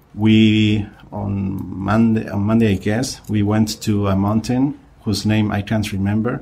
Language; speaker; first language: English; non-native, fluent; Spanish